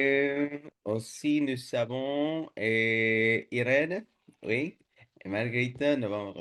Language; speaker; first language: French; non-native, fluent; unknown